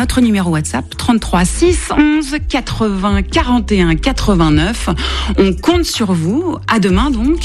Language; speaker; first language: French; native; French